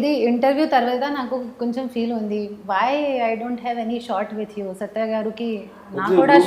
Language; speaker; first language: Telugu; non-native, local second language; Hindi